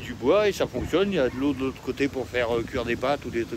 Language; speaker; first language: French; native; French